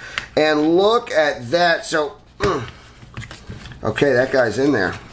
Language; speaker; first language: English; native; English